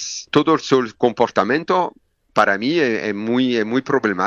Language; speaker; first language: Spanish; non-native, learner; French